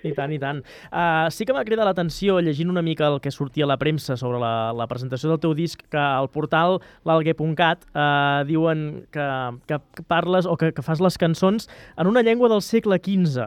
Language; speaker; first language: Catalan; native; Catalan